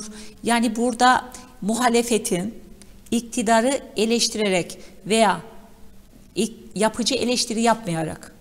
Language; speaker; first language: Turkish; native; Turkish